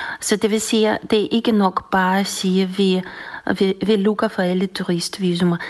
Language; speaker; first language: Danish; non-native, fluent; Russian